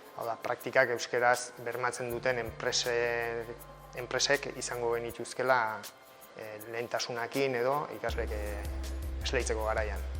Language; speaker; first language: Basque; native; Basque